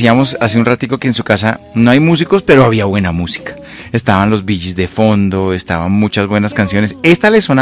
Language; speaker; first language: Spanish; native; Spanish